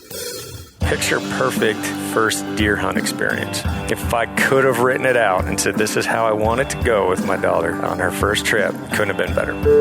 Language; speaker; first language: English; native; English